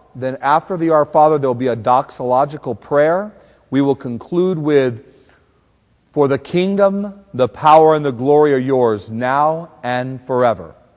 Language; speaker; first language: English; native; English